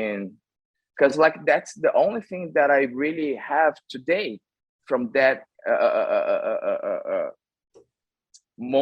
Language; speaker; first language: English; non-native, fluent; Portuguese